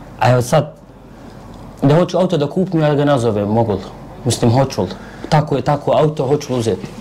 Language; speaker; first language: Serbian; non-native, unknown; Arabic